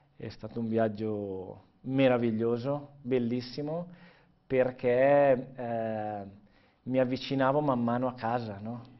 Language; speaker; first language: Italian; non-native, fluent; Catalan